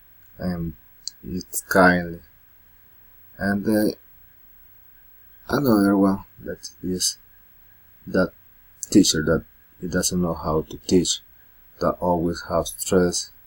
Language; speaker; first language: English; non-native, learner; Spanish